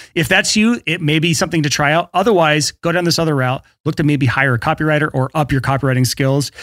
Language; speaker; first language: English; native; English